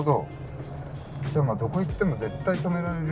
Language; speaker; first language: Japanese; native; Japanese